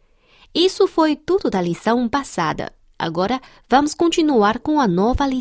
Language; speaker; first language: Portuguese; non-native, fluent; Chinese